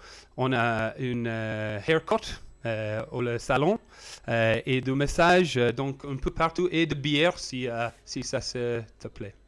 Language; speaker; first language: French; non-native, learner; English